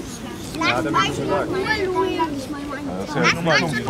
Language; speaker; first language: German; native; German